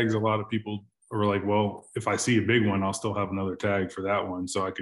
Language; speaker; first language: English; native; English